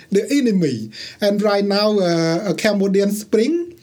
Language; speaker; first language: English; non-native, learner; Khmer